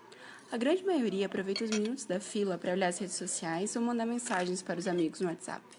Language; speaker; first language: Portuguese; native; Portuguese